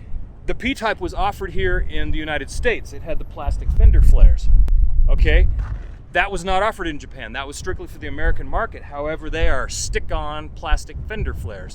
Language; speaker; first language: English; native; English